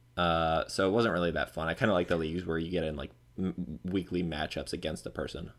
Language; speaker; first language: English; native; English